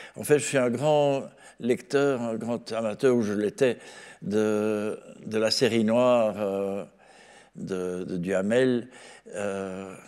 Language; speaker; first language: French; native; French